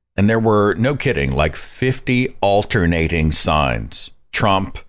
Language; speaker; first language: English; native; English